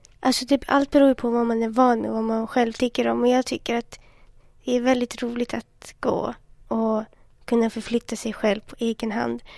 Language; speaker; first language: Swedish; native; Swedish